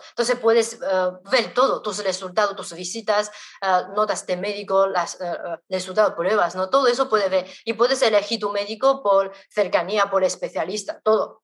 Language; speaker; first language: Spanish; non-native, fluent; Chinese